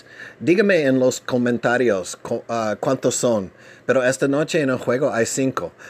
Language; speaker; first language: Spanish; non-native, learner; English